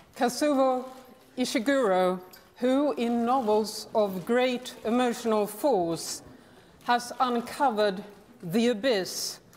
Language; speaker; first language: English; non-native, fluent; Swedish